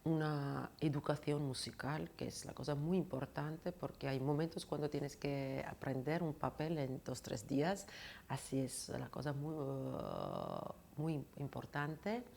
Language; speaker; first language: Spanish; non-native, fluent; Georgian